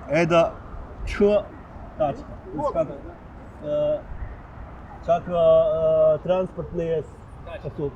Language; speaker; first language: Russian; non-native, fluent; Chinese